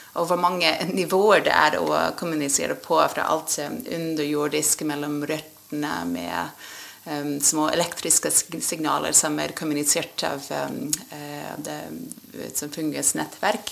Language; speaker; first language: Norwegian; non-native, fluent; English